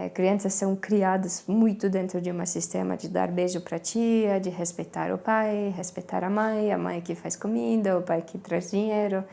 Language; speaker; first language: Portuguese; non-native, fluent; Estonian